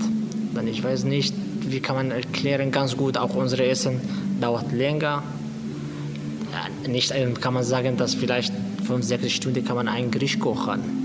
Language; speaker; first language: German; non-native, learner; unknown